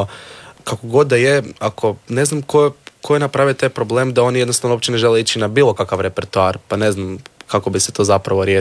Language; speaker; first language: Serbian; native; Serbian